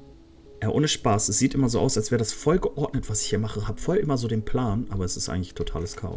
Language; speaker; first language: German; native; German